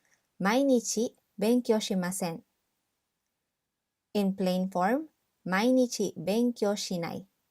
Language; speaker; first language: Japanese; non-native, fluent; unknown